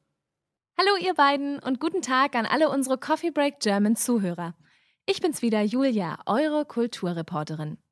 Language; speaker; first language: German; native; German